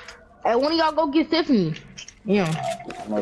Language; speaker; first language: English; native; English